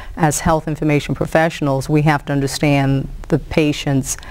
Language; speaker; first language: English; native; English